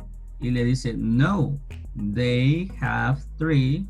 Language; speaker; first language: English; non-native, fluent; Spanish